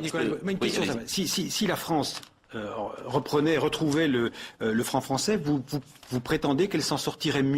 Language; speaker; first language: French; native; French